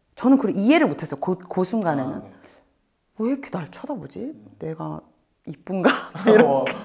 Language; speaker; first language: Korean; native; Korean